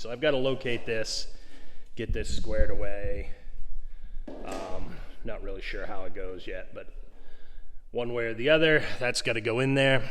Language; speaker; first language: English; native; English